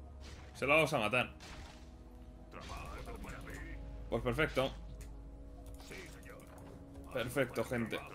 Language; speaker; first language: Spanish; native; Spanish